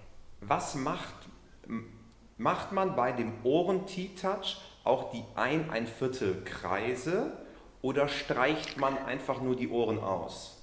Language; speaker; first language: German; native; German